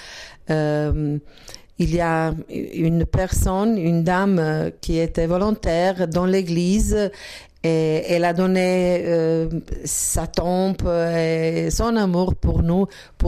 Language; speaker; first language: French; non-native, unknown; Croatian